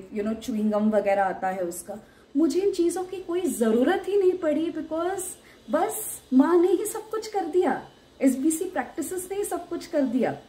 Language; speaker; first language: Hindi; non-native, local second language; Marathi